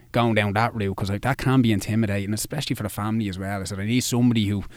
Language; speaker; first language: English; native; English